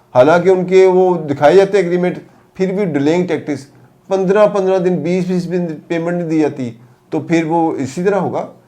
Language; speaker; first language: Urdu; non-native, local second language; Punjabi